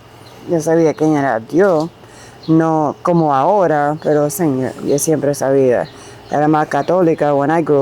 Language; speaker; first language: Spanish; early bilingual, heritage; Spanish